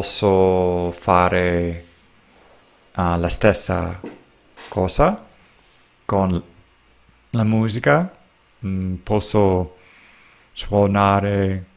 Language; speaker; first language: Italian; non-native, learner; English